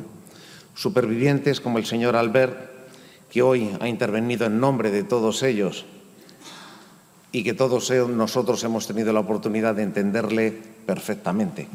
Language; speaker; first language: Spanish; native; Spanish